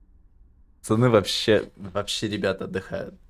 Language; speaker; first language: Russian; native; Russian